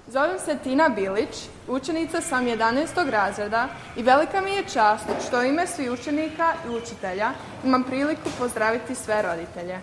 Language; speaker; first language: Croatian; early bilingual, heritage; Croatian